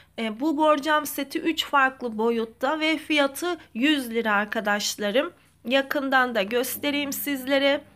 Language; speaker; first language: Turkish; native; Turkish